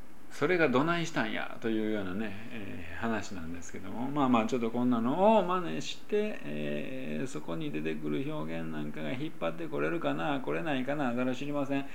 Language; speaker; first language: Japanese; native; Japanese